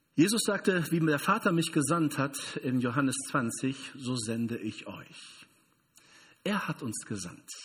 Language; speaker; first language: German; non-native, fluent; Portuguese